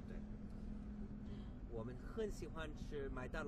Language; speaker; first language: Chinese; non-native, learner; English